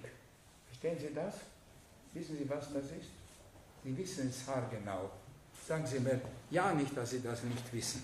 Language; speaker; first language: German; non-native, fluent; Hungarian